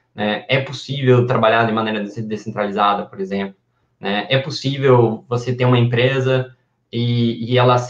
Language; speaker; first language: Portuguese; non-native, fluent; Spanish